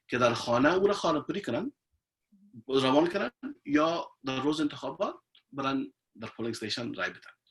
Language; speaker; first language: Persian; early bilingual, heritage; Persian